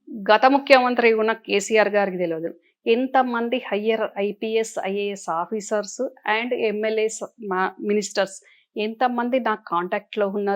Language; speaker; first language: Telugu; native; Telugu